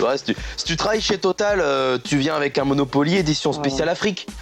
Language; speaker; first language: French; native; French